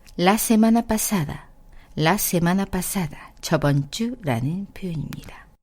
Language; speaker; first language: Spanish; non-native, fluent; Korean